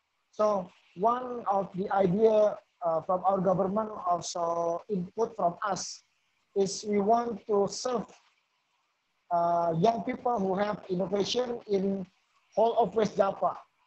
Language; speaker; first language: English; non-native, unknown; Sundanese